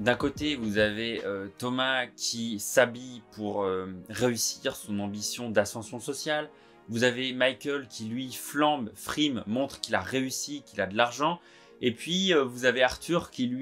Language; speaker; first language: French; native; French